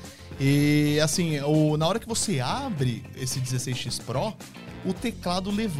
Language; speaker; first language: Portuguese; native; Portuguese